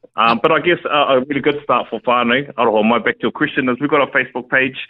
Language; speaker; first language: English; native; English